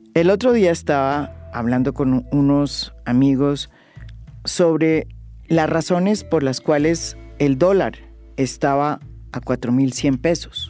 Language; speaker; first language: Spanish; native; Spanish